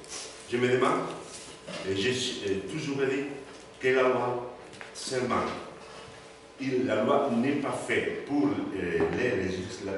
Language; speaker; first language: French; non-native, learner; Spanish